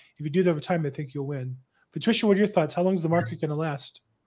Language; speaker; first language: English; native; English